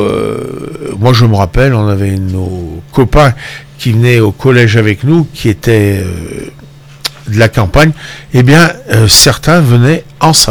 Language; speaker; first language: French; native; French